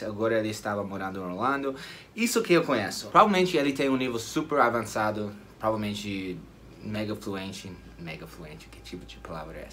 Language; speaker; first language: Portuguese; non-native, fluent; English